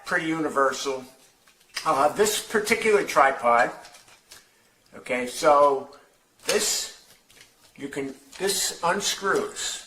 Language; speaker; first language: English; native; English